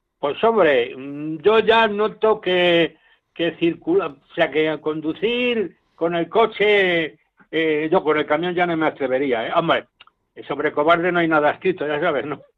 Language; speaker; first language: Spanish; native; Spanish